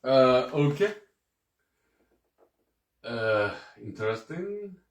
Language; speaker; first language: English; non-native, fluent; Korean